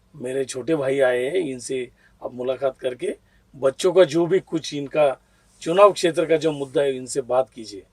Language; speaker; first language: Hindi; non-native, local second language; Marathi